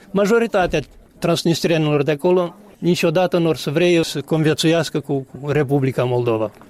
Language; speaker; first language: Romanian; native; Romanian